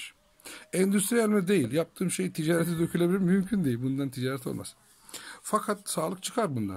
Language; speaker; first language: Turkish; native; Turkish